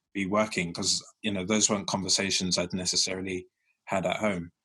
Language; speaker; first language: English; early bilingual, other home language; Yoruba